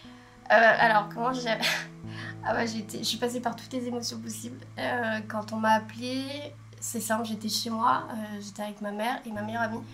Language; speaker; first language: French; native; French